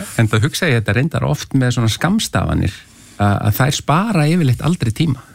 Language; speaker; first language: Icelandic; native; Icelandic